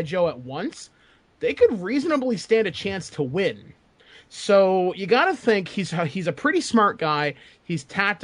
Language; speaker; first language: English; native; English